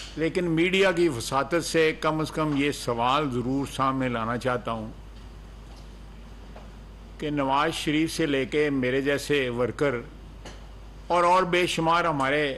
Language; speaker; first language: Urdu; non-native, local second language; Punjabi